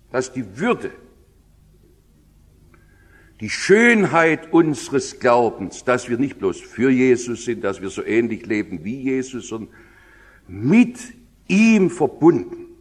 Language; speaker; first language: German; native; German